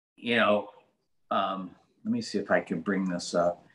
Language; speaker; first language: English; native; English